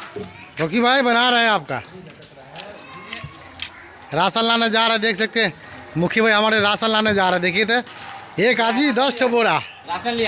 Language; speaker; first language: Hindi; native; Hindi